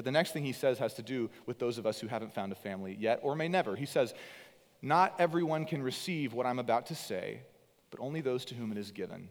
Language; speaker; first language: English; native; English